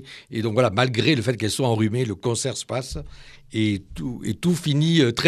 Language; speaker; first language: French; native; French